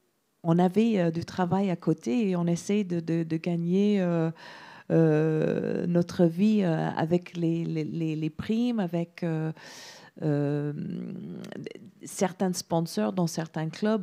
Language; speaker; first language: French; non-native, fluent; English